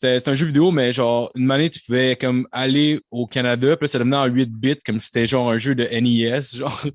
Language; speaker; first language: French; native; French